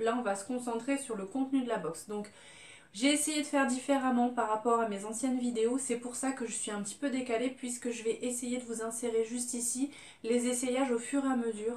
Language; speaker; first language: French; native; French